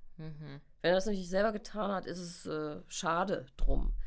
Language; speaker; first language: German; native; German